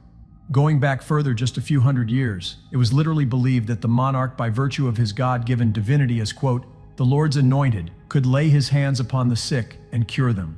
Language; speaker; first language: English; native; English